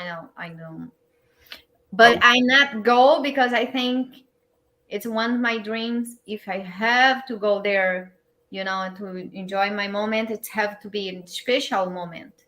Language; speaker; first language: English; non-native, learner; Portuguese